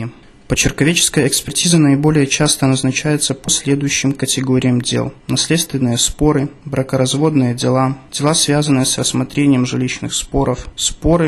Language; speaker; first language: Russian; native; Russian